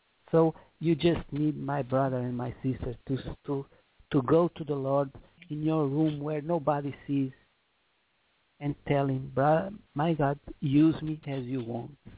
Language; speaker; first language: English; non-native, fluent; Portuguese